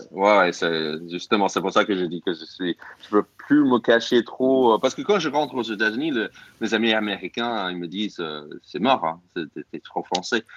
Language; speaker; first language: French; non-native, fluent; English